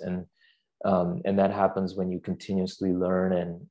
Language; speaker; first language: English; non-native, local second language; Urdu